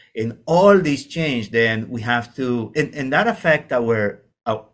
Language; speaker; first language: English; non-native, fluent; Spanish